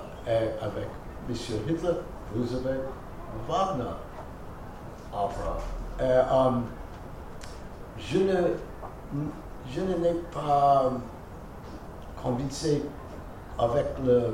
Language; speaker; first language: French; non-native, fluent; English